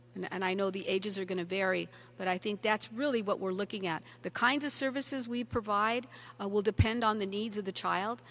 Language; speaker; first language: English; early bilingual, other home language; Spanish